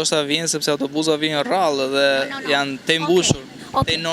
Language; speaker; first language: Albanian; native; Albanian